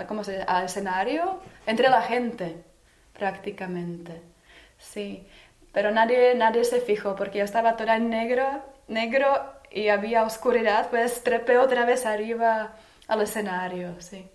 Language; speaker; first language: Spanish; non-native, fluent; Czech